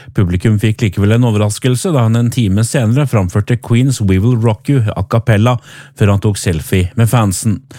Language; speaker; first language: Norwegian; native; Norwegian